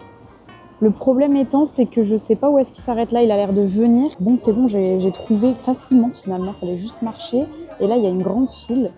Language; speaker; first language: French; native; French